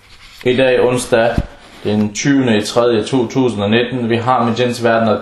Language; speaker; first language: Danish; non-native, fluent; Arabic